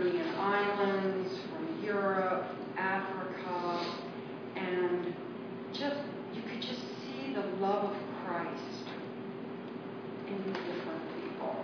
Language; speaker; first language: English; native; English